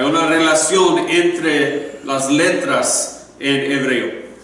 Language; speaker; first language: Spanish; non-native, learner; English